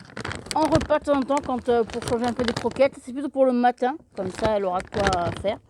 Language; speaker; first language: French; native; French